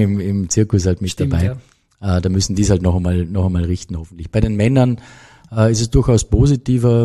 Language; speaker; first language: German; native; German